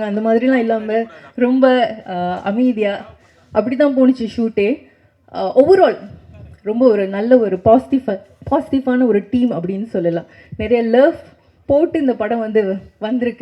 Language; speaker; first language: Tamil; native; Tamil